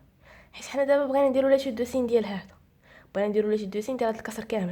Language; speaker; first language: Arabic; native; Arabic